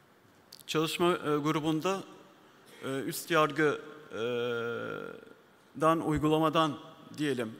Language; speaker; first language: Turkish; native; Turkish